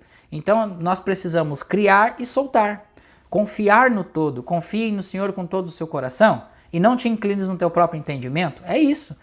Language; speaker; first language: Portuguese; native; Portuguese